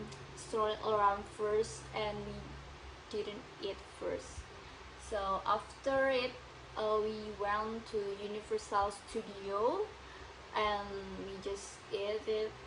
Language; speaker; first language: English; non-native, learner; Indonesian